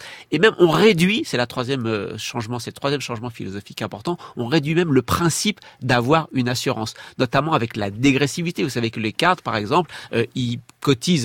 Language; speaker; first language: French; native; French